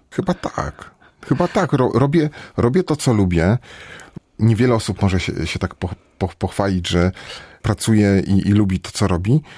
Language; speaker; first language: Polish; native; Polish